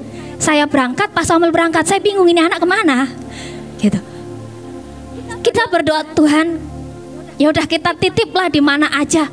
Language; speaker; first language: Indonesian; native; Indonesian